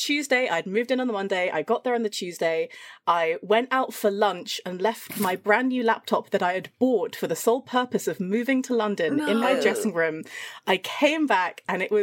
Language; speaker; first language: English; native; English